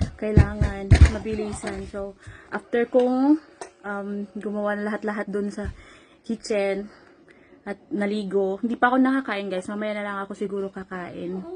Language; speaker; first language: Filipino; native; Filipino